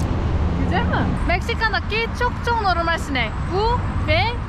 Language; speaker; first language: Turkish; non-native, learner; Korean